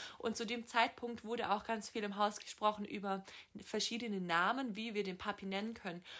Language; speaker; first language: German; native; German